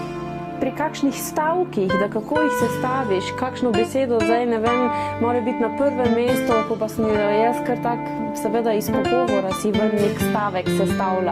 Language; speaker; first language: Slovenian; early bilingual, heritage; Slovenian